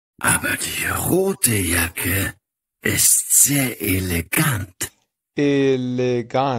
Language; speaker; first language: German; non-native, fluent; Persian